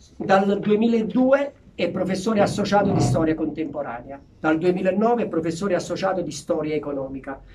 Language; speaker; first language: Italian; native; Italian